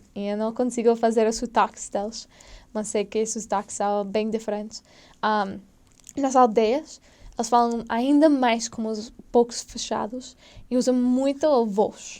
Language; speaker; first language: Portuguese; non-native, fluent; English